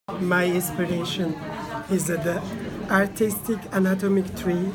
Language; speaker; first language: English; non-native, learner; Italian